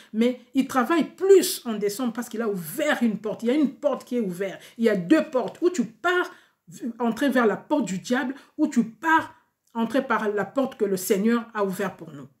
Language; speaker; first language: French; non-native, local second language; Lingala